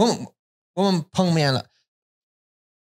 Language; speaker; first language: Chinese; non-native, learner; English